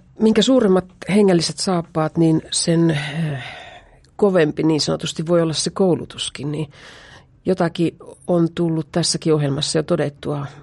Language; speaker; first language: Finnish; native; Finnish